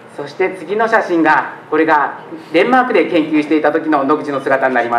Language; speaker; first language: Japanese; native; Japanese